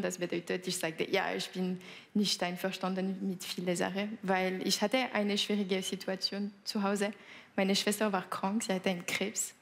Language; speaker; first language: German; non-native, local second language; French